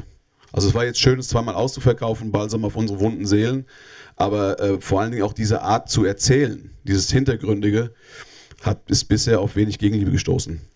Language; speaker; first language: German; native; German